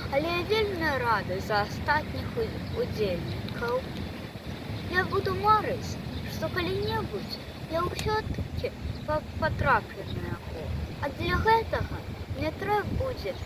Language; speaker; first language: Belarusian; native; Belarusian